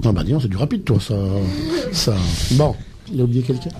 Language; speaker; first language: French; native; French